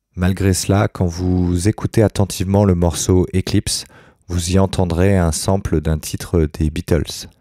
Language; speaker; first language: French; native; French